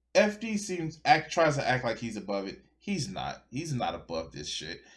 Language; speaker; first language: English; native; English